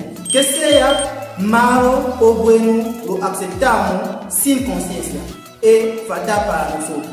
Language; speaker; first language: Spanish; non-native, learner; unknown